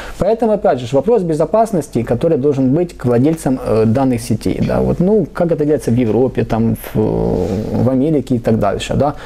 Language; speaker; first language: Russian; native; Russian